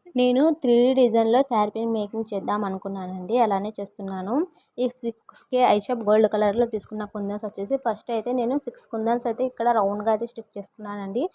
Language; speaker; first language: Telugu; non-native, local second language; Urdu